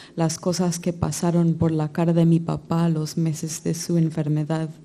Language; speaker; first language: Spanish; non-native, fluent; English